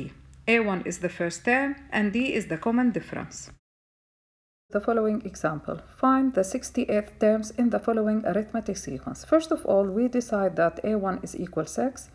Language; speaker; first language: English; non-native, fluent; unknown